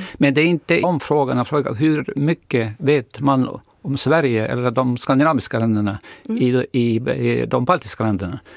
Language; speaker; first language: Swedish; non-native, fluent; Estonian